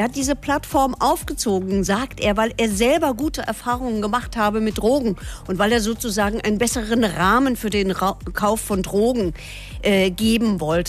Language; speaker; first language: German; native; German